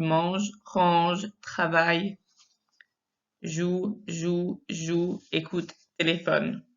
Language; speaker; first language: French; non-native, fluent; English